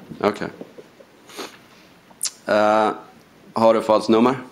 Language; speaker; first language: Swedish; native; Swedish